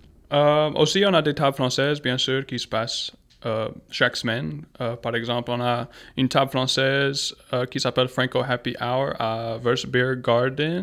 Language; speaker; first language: French; non-native, local second language; English